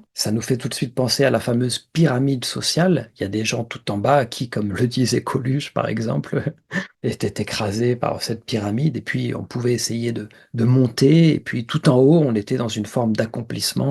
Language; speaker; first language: French; native; French